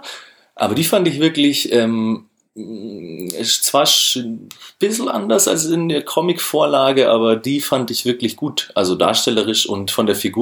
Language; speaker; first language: German; native; German